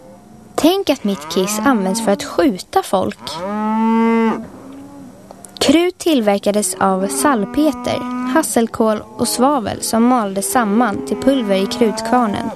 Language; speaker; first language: Swedish; native; Swedish